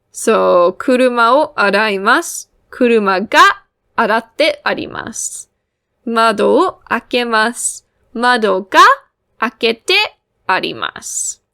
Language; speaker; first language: Japanese; non-native, fluent; English